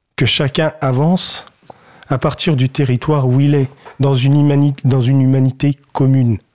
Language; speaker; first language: French; early bilingual, other home language; Kabyle